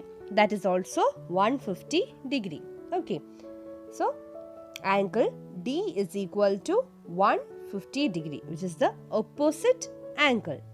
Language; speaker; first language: English; non-native, local second language; Malayalam